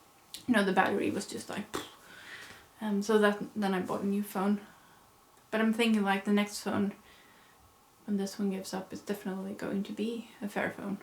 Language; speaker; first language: English; non-native, fluent; Swedish